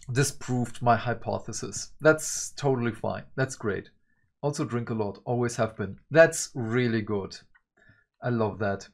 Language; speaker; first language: English; early bilingual, other home language; Turkish